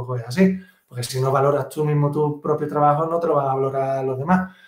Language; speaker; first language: Spanish; native; Spanish